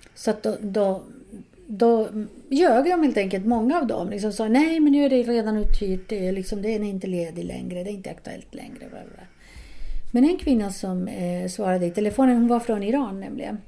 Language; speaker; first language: Swedish; non-native, fluent; Spanish